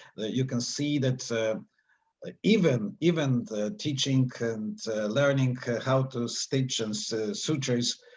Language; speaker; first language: English; non-native, fluent; Polish